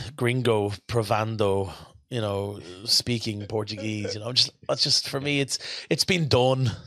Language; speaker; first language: English; native; English